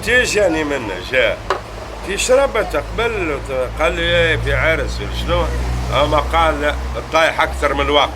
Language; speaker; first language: Arabic; native; Arabic